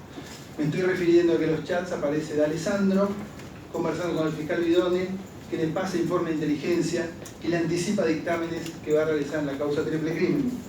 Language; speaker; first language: Spanish; native; Spanish